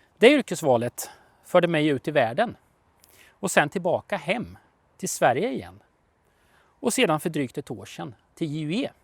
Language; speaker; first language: Swedish; native; Swedish